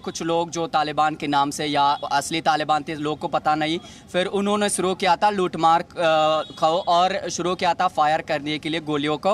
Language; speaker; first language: Hindi; non-native, fluent; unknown